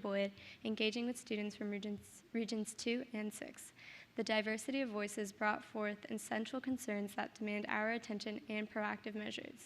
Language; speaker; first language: English; native; English